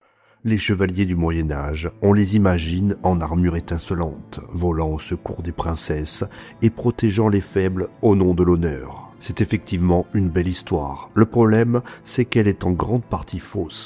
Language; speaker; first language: French; native; French